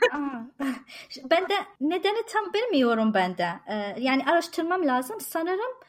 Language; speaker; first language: Turkish; non-native, fluent; Arabic